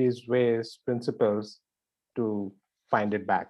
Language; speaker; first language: English; non-native, local second language; Bangla